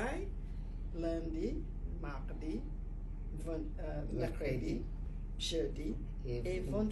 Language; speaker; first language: French; non-native, fluent; Igbo